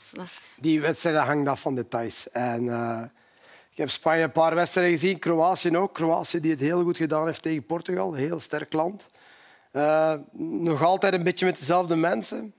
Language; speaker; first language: Dutch; native; Dutch